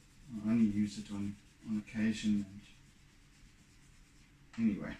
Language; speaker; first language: English; native; English